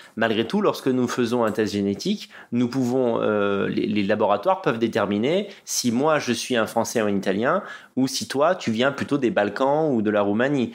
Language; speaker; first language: French; native; French